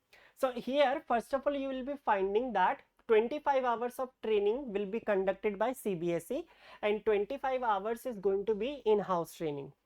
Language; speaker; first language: English; non-native, local second language; Hindi